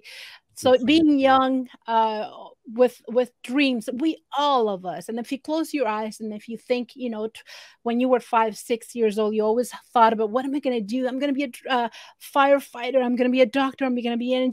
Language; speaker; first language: English; non-native, fluent; Spanish